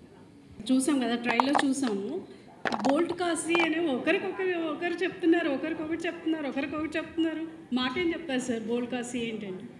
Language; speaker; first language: Telugu; native; Telugu